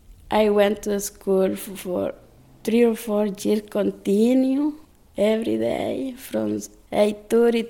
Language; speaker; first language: English; non-native, learner; Spanish